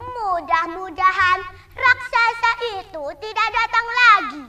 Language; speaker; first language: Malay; non-native, local second language; Javanese